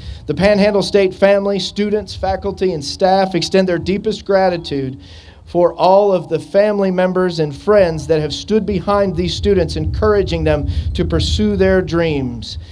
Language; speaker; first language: English; native; English